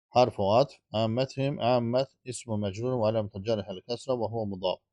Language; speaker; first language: Arabic; non-native, fluent; Azerbaijani